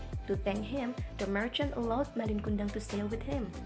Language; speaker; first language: English; non-native, fluent; Indonesian